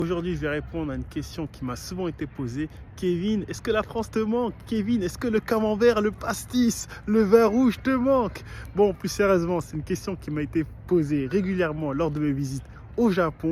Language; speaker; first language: French; native; French